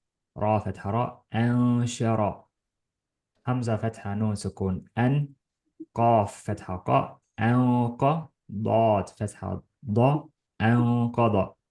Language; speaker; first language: Arabic; non-native, fluent; Estonian